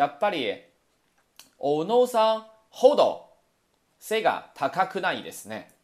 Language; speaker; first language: Japanese; non-native, fluent; Chinese